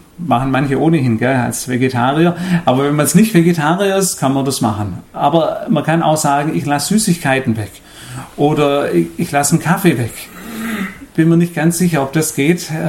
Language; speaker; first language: German; native; German